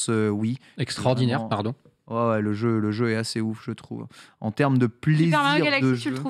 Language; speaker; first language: French; native; French